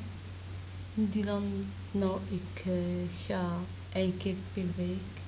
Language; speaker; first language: Dutch; non-native, learner; Arabic